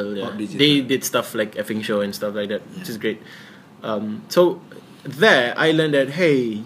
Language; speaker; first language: English; non-native, local second language; Malay